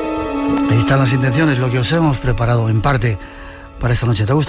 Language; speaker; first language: Spanish; native; Spanish